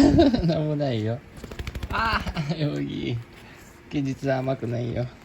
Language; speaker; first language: Japanese; native; Japanese